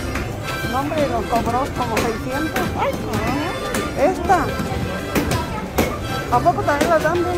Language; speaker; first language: Spanish; native; Spanish